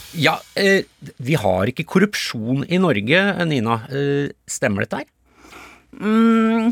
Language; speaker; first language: Norwegian; native; Norwegian